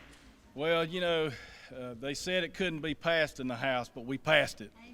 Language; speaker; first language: English; native; English